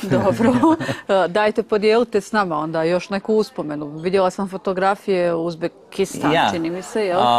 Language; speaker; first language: Serbian; native; Serbian